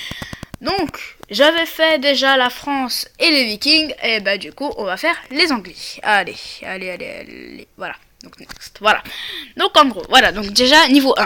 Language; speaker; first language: French; native; French